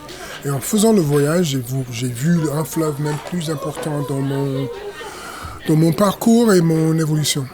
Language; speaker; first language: French; non-native, fluent; English